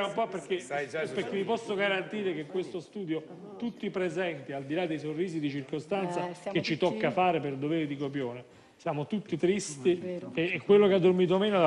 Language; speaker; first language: Italian; native; Italian